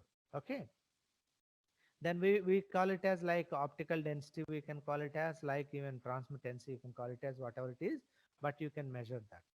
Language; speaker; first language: English; non-native, local second language; Telugu